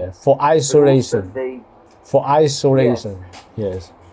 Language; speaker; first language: English; non-native, learner; Cantonese